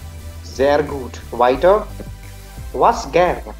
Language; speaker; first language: German; non-native, learner; Punjabi